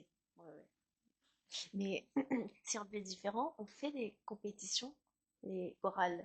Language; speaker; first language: French; non-native, learner; Chinese